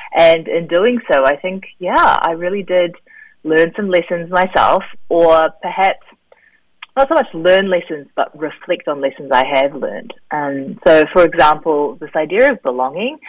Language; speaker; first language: English; native; English